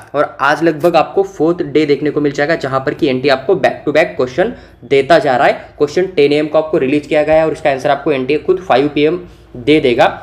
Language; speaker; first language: Hindi; non-native, local second language; Marathi